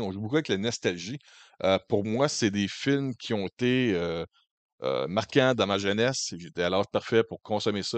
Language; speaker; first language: French; native; French